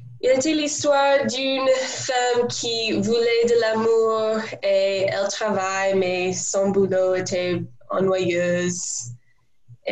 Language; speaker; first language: French; non-native, learner; English